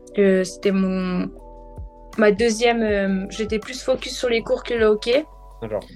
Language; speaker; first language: French; native; French